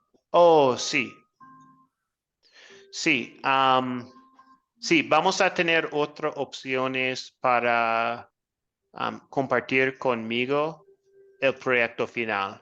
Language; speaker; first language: Spanish; non-native, fluent; English